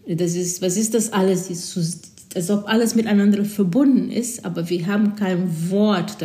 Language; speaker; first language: German; non-native, fluent; Portuguese